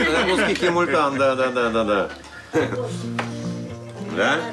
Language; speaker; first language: Russian; native; Russian